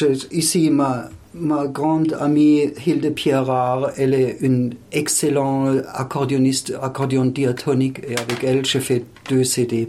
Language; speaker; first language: French; non-native, fluent; German